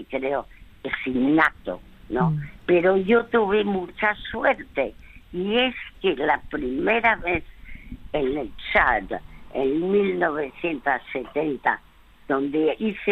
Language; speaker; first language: Spanish; early bilingual, other home language; French